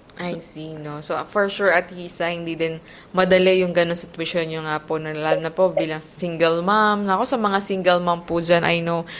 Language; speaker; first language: Filipino; native; Filipino